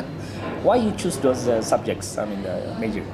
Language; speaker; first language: English; non-native, learner; Indonesian